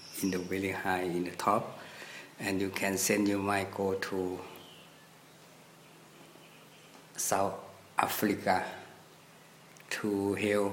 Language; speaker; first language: English; non-native, learner; Thai